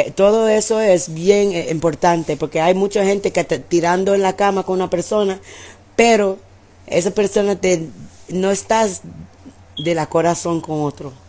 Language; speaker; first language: Spanish; early bilingual, heritage; English